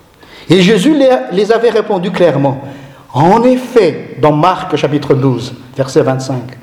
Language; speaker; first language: French; non-native, local second language; Malagasy